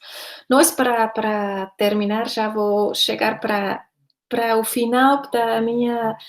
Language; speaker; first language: Portuguese; non-native, fluent; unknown